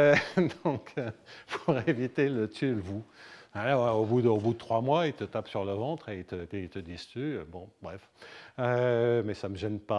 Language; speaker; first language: French; native; French